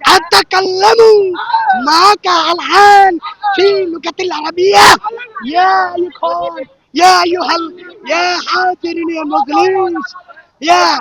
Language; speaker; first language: Arabic; non-native, learner; Bangla